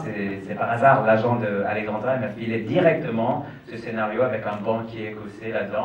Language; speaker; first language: French; non-native, fluent; English